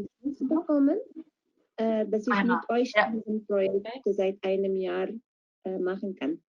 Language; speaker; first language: German; non-native, fluent; Arabic